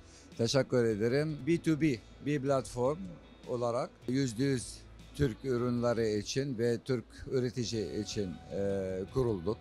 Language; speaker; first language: Turkish; non-native, learner; Arabic